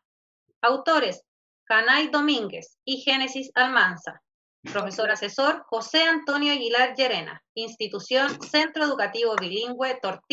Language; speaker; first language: Spanish; native; Spanish